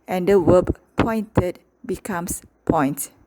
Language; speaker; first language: English; non-native, local second language; Malay